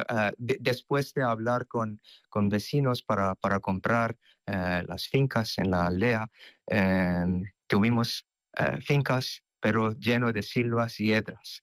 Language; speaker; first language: Spanish; non-native, fluent; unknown